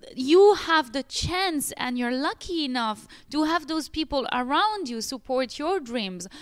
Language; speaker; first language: English; non-native, fluent; Italian